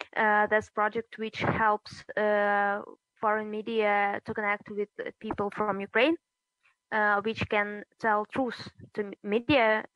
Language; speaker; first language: English; early bilingual, other home language; Russian